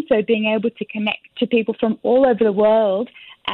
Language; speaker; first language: English; native; English